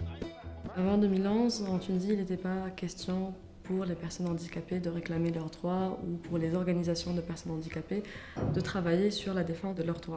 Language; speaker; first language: French; non-native, local second language; Arabic